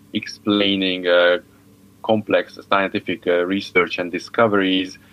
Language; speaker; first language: English; non-native, fluent; Hungarian